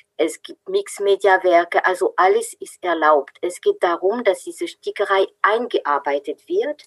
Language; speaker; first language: German; non-native, fluent; French